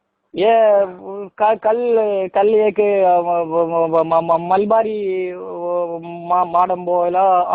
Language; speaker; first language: Hindi; non-native, learner; Malayalam